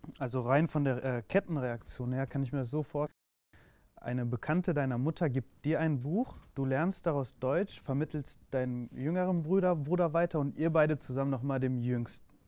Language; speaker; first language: German; early bilingual, other home language; Turkish